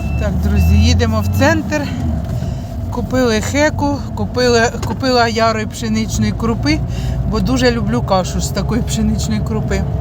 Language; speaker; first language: Ukrainian; native; Ukrainian